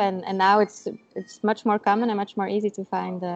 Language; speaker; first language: English; non-native, fluent; Dutch